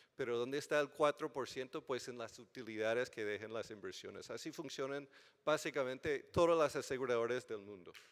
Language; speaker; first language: Spanish; non-native, fluent; English